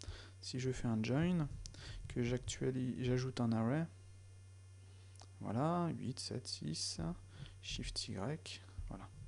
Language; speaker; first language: French; native; French